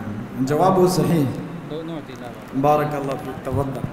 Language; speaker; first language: Arabic; non-native, fluent; Urdu